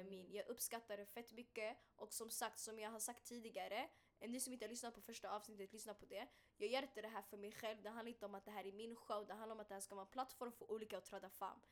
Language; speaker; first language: Swedish; early bilingual, other home language; Tigrinya